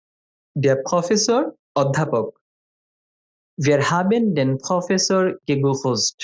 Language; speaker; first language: German; non-native, fluent; Bangla